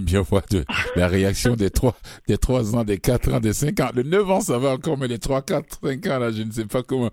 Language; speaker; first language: French; native; French